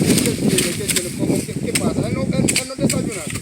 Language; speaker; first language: Spanish; non-native, local second language; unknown